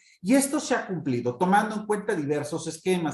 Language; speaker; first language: Spanish; native; Spanish